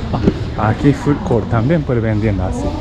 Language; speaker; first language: Spanish; non-native, learner; Japanese